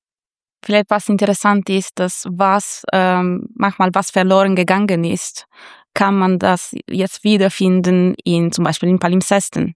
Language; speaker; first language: German; non-native, fluent; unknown